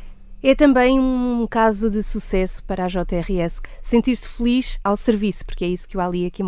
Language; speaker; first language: Portuguese; native; Portuguese